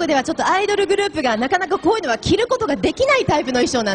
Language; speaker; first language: Japanese; native; Japanese